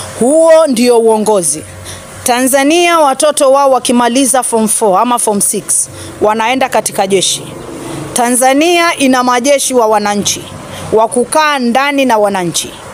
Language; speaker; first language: Swahili; native; Swahili